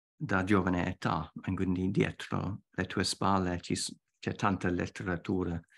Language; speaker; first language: Italian; non-native, fluent; English